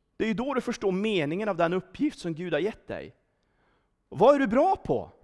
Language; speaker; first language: Swedish; native; Swedish